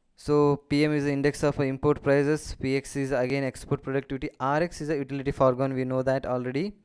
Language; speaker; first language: English; non-native, local second language; Kannada